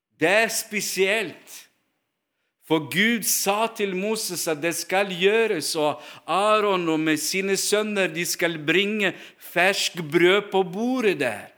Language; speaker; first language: Norwegian; non-native, fluent; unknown